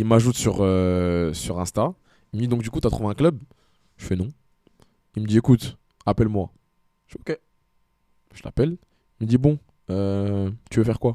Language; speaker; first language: French; native; French